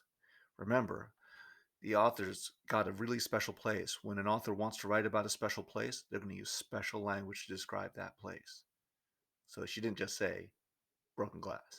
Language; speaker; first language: English; native; English